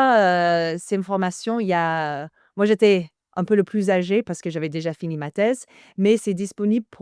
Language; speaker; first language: French; non-native, fluent; English